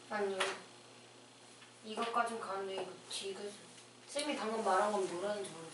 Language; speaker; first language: Korean; native; Korean